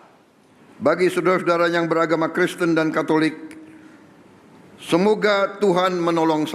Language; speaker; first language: Indonesian; native; Indonesian